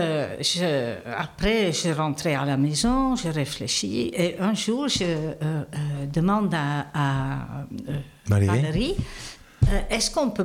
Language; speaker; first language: French; non-native, learner; Dutch